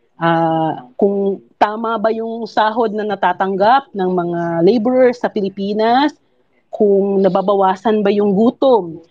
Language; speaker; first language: Filipino; non-native, local second language; Cebuano